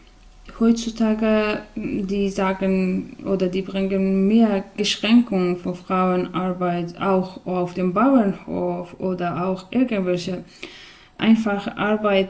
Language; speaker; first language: German; non-native, learner; Persian